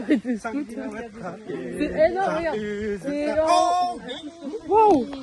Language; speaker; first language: French; native; French